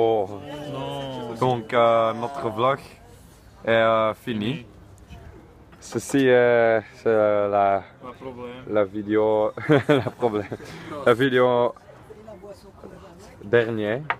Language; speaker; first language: French; non-native, learner; Dutch